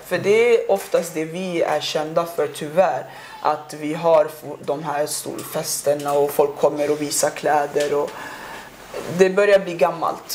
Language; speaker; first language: Swedish; early bilingual, other home language; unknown